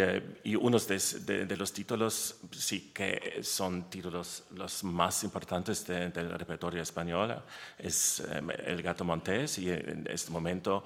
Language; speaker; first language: Spanish; non-native, learner; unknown